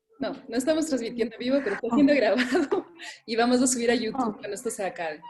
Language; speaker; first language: Spanish; native; Spanish